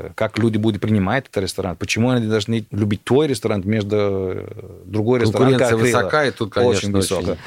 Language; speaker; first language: Russian; non-native, fluent; Italian